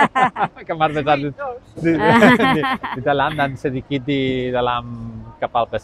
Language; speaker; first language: Indonesian; non-native, learner; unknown